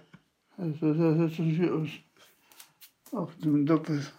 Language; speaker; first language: German; non-native, fluent; Polish